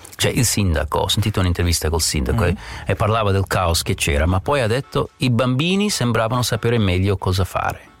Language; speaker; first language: Italian; non-native, fluent; English